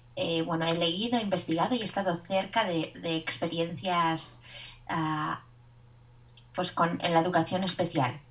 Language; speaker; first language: Spanish; native; Spanish